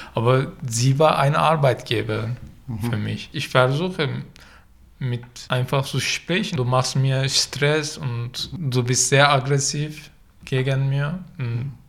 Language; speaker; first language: German; non-native, fluent; Arabic